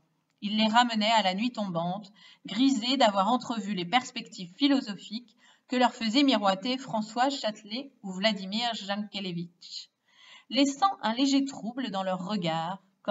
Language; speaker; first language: French; native; French